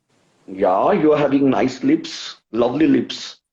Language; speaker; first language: English; non-native, local second language; Hindi